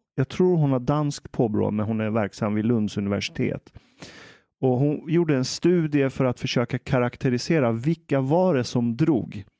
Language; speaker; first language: Swedish; early bilingual, other home language; Persian